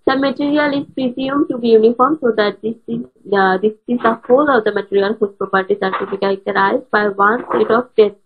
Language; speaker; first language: English; non-native, local second language; Bangla